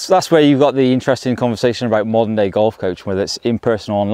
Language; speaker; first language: English; native; English